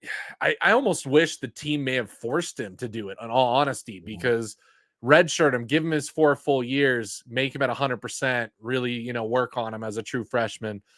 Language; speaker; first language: English; native; English